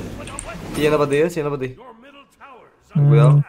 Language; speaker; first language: Spanish; native; Spanish